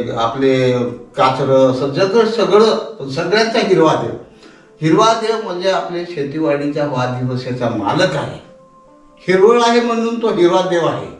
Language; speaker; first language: Marathi; non-native, local second language; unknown